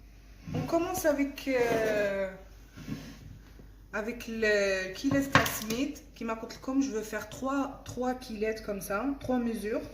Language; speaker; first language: French; non-native, local second language; Arabic